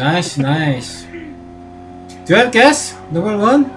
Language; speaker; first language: English; non-native, learner; Korean